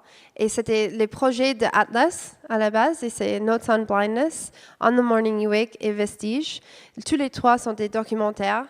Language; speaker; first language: French; non-native, fluent; English